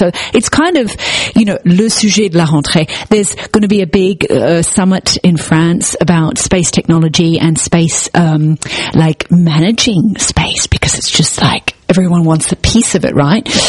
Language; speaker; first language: English; native; English